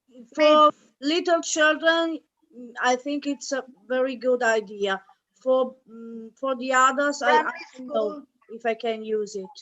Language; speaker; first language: English; non-native, fluent; Italian